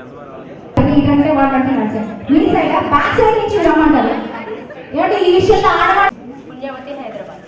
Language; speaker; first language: Telugu; native; Telugu